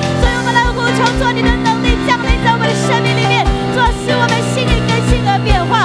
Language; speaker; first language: Chinese; native; Chinese